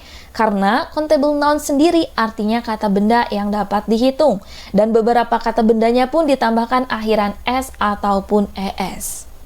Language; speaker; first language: Indonesian; native; Indonesian